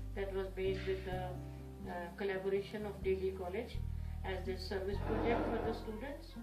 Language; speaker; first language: English; non-native, local second language; Hindi